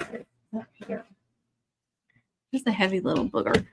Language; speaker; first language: English; native; English